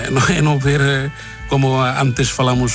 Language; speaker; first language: Portuguese; non-native, learner; Bangla